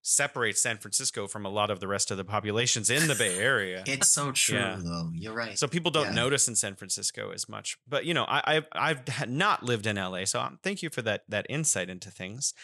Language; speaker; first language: English; native; English